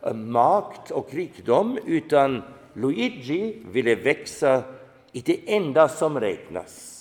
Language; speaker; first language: Swedish; non-native, fluent; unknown